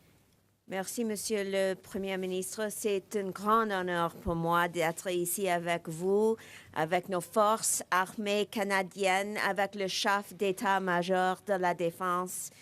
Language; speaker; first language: French; non-native, local second language; English